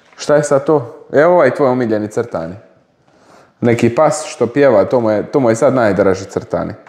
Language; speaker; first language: Croatian; native; Croatian